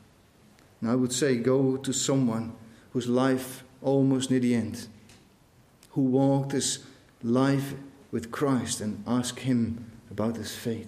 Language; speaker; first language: English; non-native, fluent; Dutch